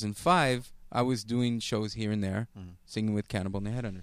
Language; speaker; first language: English; native; English